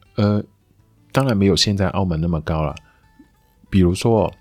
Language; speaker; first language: Chinese; non-native, local second language; Cantonese